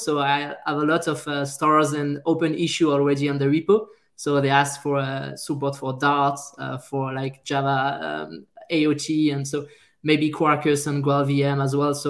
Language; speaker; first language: English; non-native, fluent; French